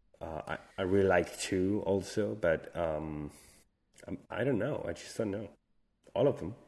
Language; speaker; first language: English; non-native, fluent; Spanish